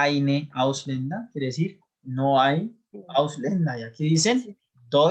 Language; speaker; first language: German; non-native, fluent; Spanish